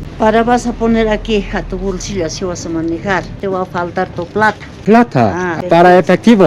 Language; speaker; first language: Spanish; non-native, learner; Korean